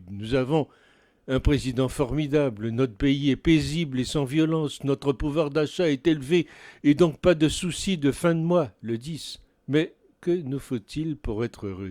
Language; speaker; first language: French; native; French